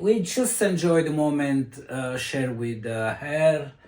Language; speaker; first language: English; non-native, learner; Italian